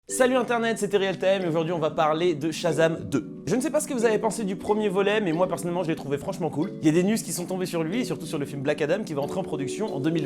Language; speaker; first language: French; native; French